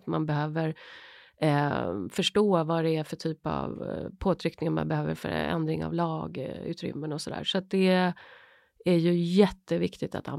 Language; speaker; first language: Swedish; native; Swedish